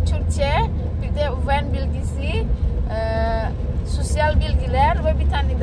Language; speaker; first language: Turkish; non-native, learner; Indonesian